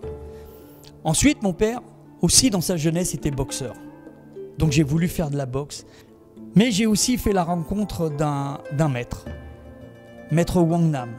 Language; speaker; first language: French; native; French